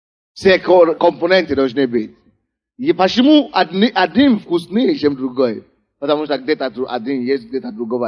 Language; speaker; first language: Russian; non-native, fluent; Yoruba